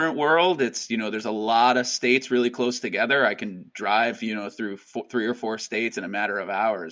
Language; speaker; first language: English; native; English